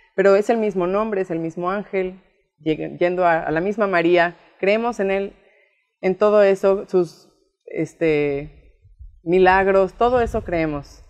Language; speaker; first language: Spanish; native; Spanish